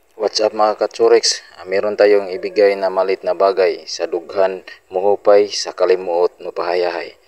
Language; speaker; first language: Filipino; non-native, local second language; Cebuano